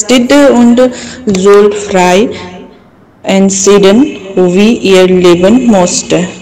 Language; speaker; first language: German; non-native, learner; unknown